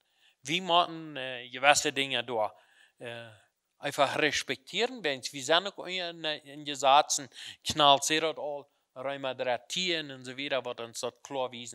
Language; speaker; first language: German; non-native, learner; Plautdietsch